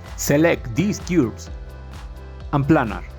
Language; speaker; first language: English; non-native, fluent; Spanish